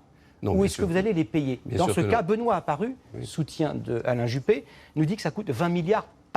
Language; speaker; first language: French; native; French